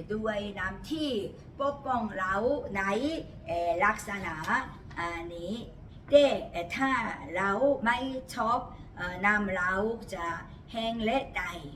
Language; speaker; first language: Thai; non-native, learner; Korean